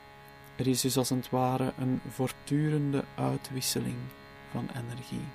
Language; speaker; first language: Dutch; native; Dutch